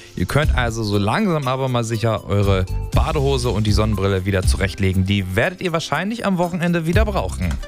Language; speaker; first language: German; native; German